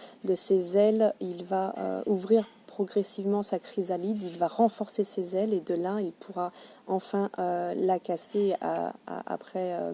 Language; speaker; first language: French; native; French